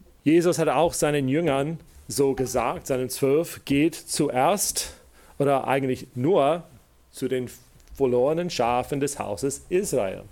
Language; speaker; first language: German; non-native, fluent; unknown